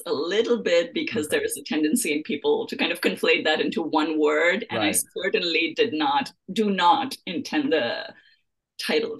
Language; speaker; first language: English; native; English